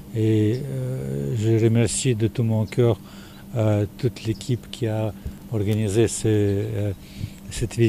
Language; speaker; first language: French; non-native, fluent; Russian